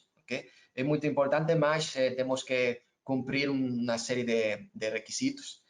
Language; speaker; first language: Portuguese; non-native, learner; Spanish